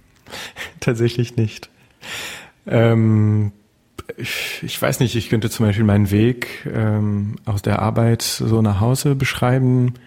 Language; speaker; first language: German; non-native, fluent; French